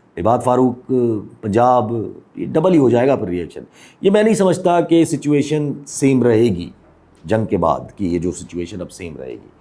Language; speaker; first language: Urdu; non-native, local second language; Sindhi